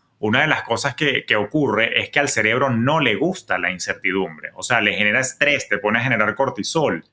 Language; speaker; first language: Spanish; native; Spanish